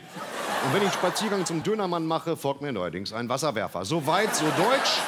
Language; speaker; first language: German; native; German